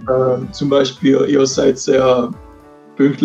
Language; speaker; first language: German; non-native, fluent; Czech